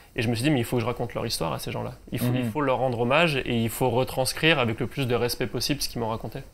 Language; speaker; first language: French; native; French